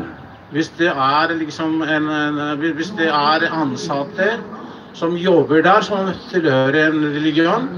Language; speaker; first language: Norwegian; non-native, fluent; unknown